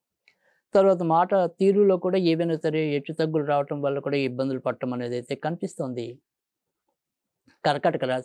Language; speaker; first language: Telugu; native; Telugu